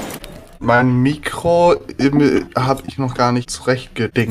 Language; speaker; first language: German; native; German